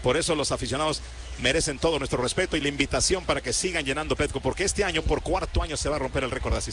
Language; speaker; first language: Spanish; native; Spanish